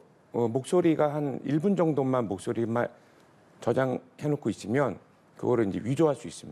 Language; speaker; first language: Korean; native; Korean